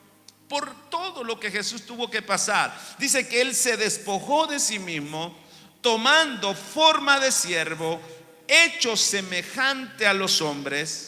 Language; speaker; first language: Spanish; native; Spanish